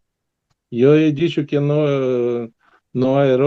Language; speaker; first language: Spanish; non-native, learner; Russian